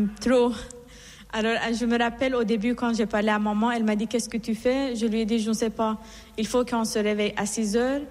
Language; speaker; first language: French; non-native, fluent; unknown